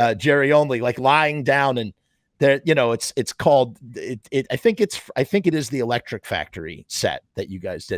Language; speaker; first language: English; native; English